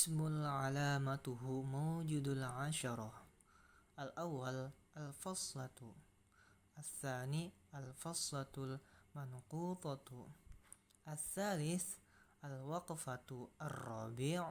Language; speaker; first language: Arabic; non-native, learner; Indonesian